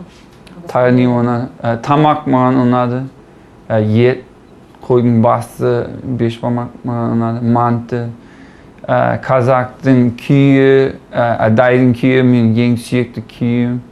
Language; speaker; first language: Kazakh; non-native, learner; English